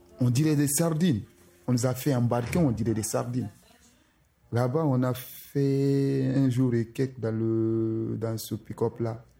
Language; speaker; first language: French; non-native, local second language; Susu